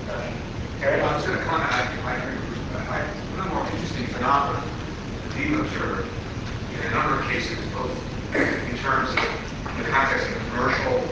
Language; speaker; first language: English; native; English